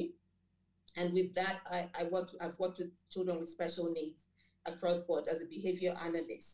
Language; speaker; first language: English; non-native, local second language; Yoruba